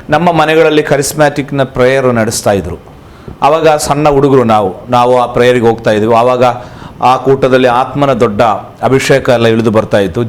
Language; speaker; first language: Kannada; non-native, local second language; Malayalam